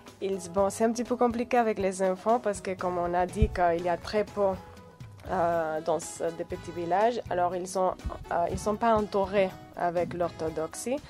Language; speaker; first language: French; non-native, fluent; Catalan